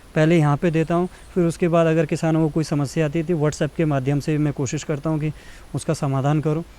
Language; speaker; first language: Hindi; native; Hindi